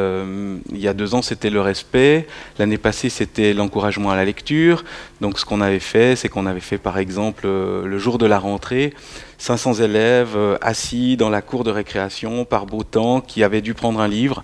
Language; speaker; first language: French; native; French